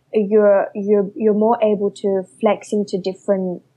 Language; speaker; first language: English; early bilingual, other home language; Chinese